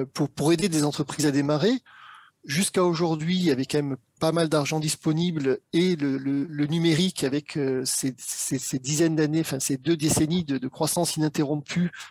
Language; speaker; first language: French; native; French